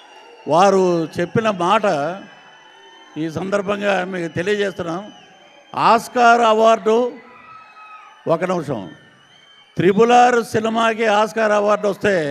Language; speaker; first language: Telugu; native; Telugu